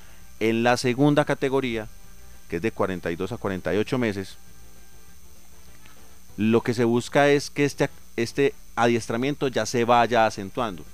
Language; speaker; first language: Spanish; native; Spanish